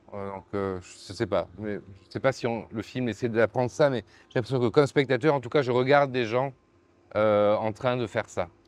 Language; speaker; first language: French; native; French